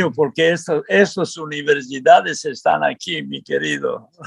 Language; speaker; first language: Spanish; non-native, fluent; Serbian